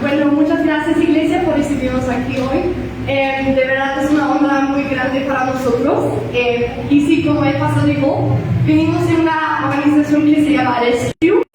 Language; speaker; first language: Spanish; non-native, fluent; German